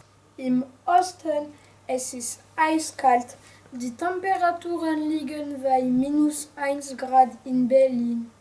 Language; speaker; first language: German; non-native, learner; French